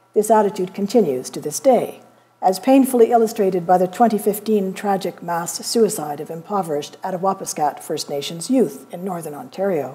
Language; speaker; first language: English; native; English